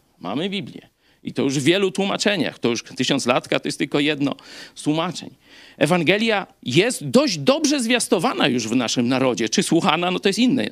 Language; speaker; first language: Polish; native; Polish